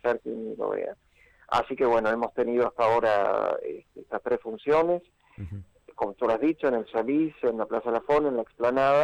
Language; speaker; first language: Spanish; native; Spanish